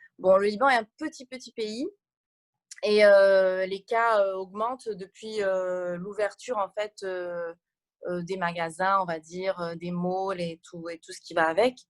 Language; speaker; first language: French; non-native, local second language; Arabic